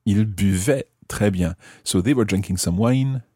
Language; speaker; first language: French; non-native, fluent; English